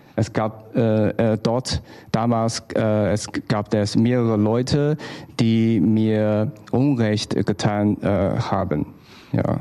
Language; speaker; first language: German; non-native, learner; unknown